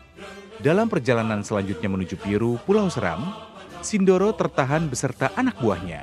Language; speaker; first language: Indonesian; native; Indonesian